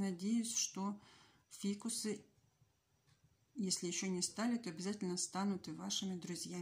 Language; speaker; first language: Russian; native; Russian